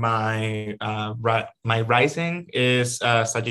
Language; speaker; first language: English; non-native, fluent; Spanish